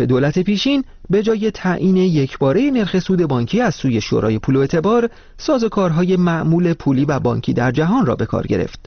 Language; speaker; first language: Persian; native; Persian